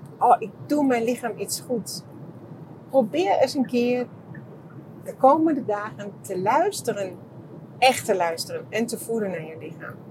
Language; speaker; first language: Dutch; non-native, fluent; Czech